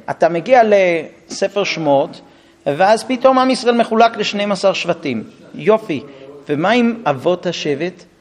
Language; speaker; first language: Hebrew; non-native, fluent; English